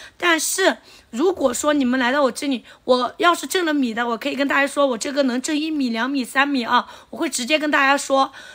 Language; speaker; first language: Chinese; non-native, local second language; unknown